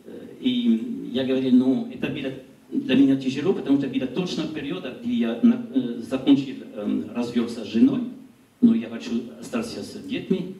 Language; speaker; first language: Russian; non-native, learner; French